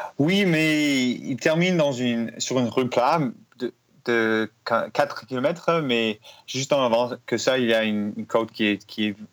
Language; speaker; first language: French; non-native, learner; English